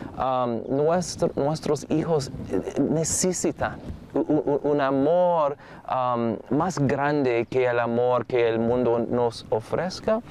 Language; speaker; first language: Spanish; non-native, fluent; English